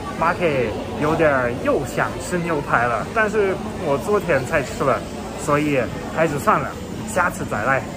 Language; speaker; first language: Chinese; non-native, fluent; German